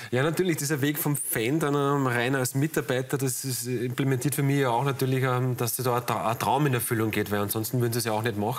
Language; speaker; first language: German; native; German